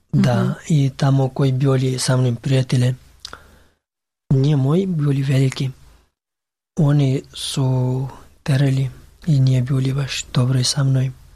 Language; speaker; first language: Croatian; non-native, learner; Pashto